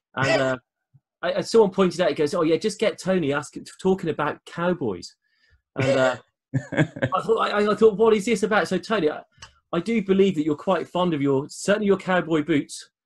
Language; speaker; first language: English; native; English